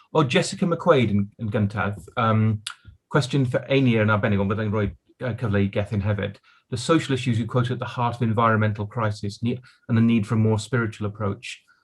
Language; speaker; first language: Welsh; non-native, local second language; English